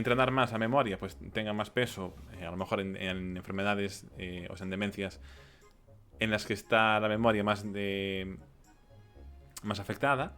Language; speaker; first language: Spanish; native; Spanish